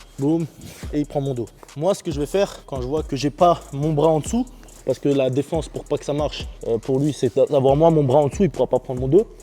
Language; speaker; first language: French; early bilingual, other home language; Chechen